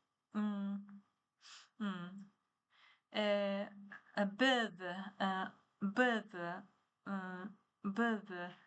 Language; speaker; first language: French; non-native, learner; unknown